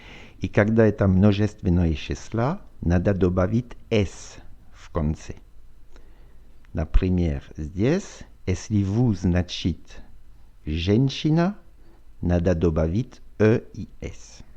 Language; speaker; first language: Russian; non-native, fluent; French